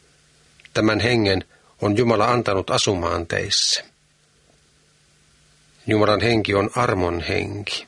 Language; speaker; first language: Finnish; native; Finnish